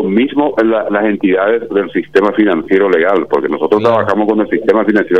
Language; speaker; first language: Spanish; native; Spanish